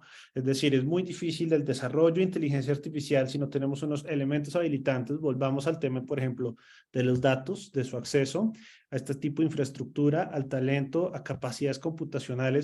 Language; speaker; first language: Spanish; native; Spanish